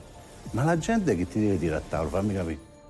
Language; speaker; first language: Italian; native; Italian